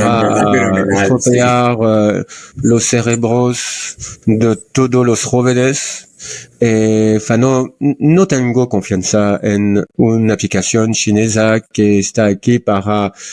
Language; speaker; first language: Spanish; non-native, learner; French